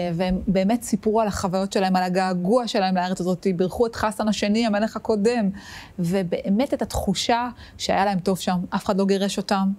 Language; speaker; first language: Hebrew; native; Hebrew